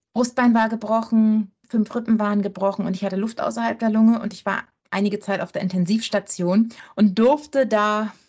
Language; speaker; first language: German; native; German